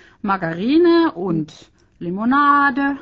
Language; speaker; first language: German; non-native, fluent; Finnish